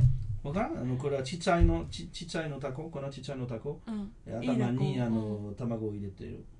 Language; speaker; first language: Japanese; non-native, fluent; French